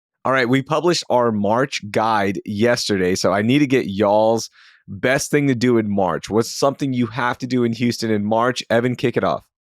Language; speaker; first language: English; native; English